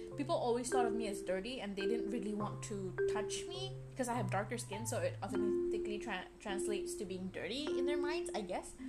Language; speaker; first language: English; early bilingual, other home language; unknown